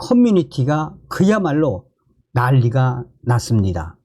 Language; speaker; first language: Korean; native; Korean